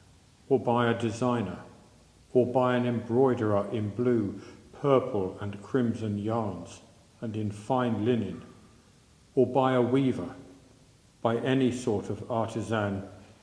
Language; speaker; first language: English; native; English